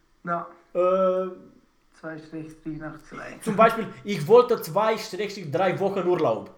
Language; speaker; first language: German; non-native, fluent; Romanian